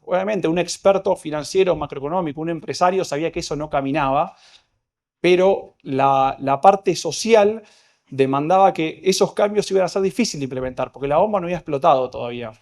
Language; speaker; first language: Spanish; native; Spanish